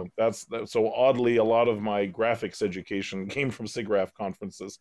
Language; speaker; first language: English; native; English